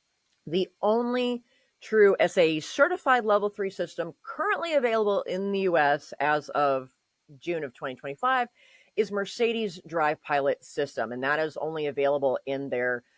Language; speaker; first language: English; native; English